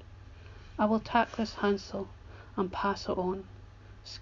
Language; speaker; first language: English; native; English